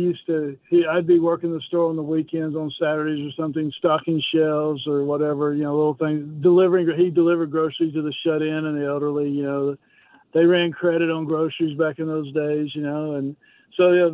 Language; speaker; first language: English; native; English